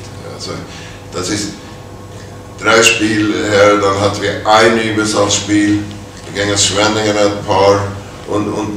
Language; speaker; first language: German; non-native, fluent; Swedish